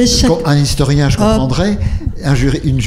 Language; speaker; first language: French; native; French